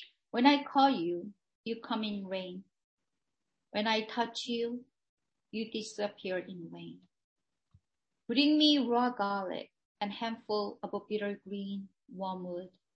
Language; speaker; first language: English; non-native, fluent; Korean